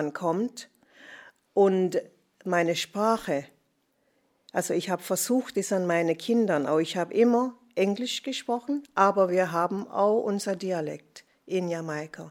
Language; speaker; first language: German; non-native, fluent; English